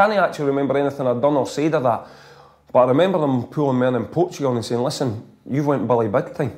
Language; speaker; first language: English; native; English